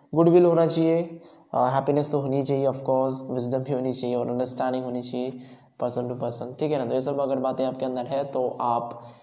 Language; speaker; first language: Hindi; non-native, local second language; Marathi